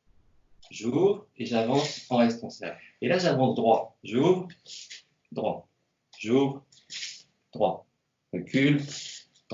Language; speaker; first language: French; native; French